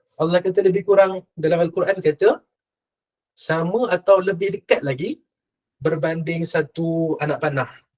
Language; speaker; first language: Malay; native; Malay